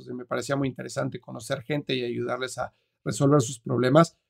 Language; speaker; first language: Spanish; native; Spanish